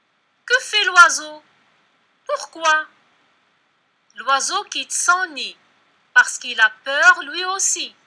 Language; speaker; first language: French; non-native, local second language; Arabic